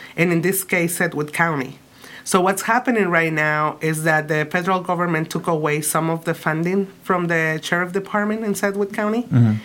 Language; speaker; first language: English; early bilingual, other home language; Spanish